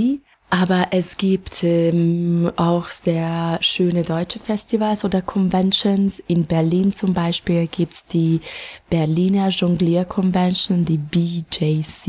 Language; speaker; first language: German; non-native, fluent; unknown